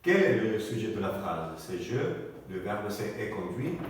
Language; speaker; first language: French; non-native, fluent; Spanish